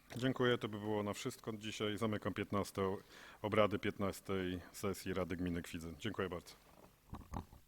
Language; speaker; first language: Polish; native; Polish